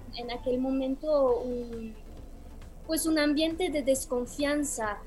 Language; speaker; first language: Spanish; non-native, fluent; Romanian